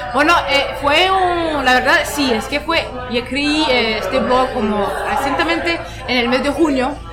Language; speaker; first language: Spanish; non-native, fluent; French